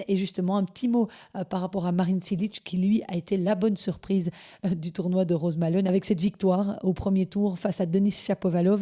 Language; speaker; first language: French; native; French